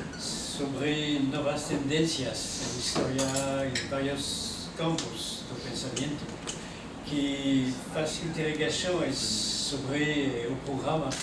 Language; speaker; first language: Portuguese; non-native, learner; French